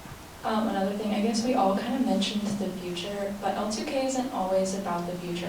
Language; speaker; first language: English; native; English